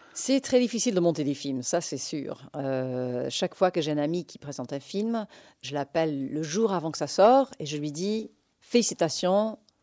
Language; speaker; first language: French; non-native, fluent; English